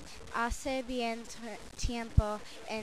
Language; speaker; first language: Spanish; non-native, learner; English